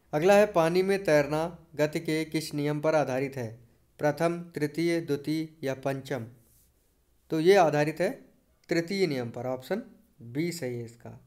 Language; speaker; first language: Hindi; native; Hindi